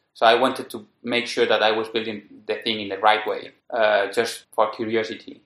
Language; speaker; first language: English; non-native, fluent; Spanish